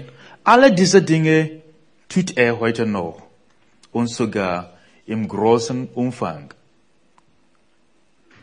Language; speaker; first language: German; non-native, fluent; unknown